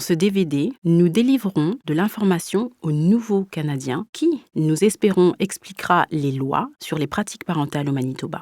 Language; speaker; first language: French; native; French